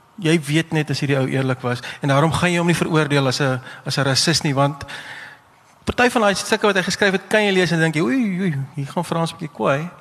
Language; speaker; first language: Afrikaans; native; Afrikaans